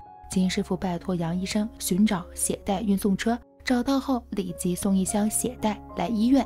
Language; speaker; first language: Chinese; native; Chinese